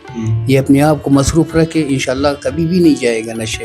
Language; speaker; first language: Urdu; non-native, local second language; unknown